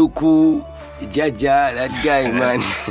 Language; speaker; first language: English; non-native, local second language; Ganda